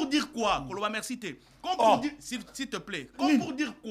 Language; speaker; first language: French; non-native, local second language; Lingala